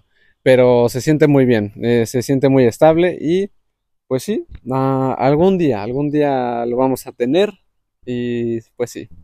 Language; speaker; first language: Spanish; native; Spanish